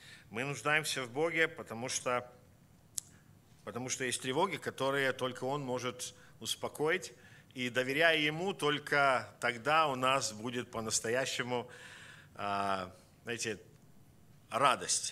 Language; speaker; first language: Russian; native; Russian